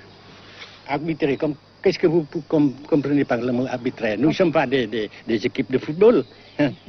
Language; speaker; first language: French; non-native, local second language; Vietnamese